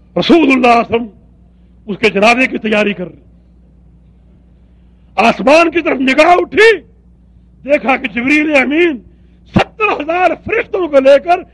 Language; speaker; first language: Urdu; native; Urdu